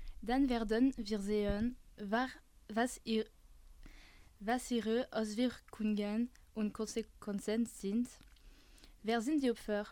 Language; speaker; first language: German; non-native, learner; French